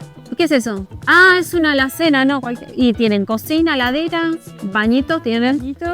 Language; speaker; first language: Spanish; native; Spanish